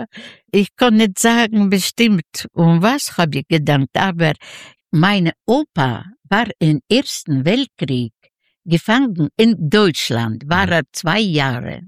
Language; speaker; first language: German; non-native, learner; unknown